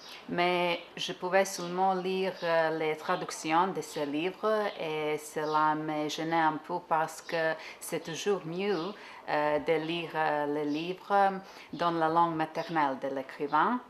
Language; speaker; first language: French; non-native, learner; Serbian